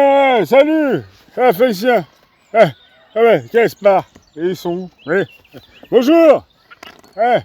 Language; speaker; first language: French; native; French